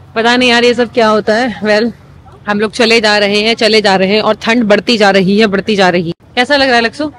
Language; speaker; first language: Hindi; native; Hindi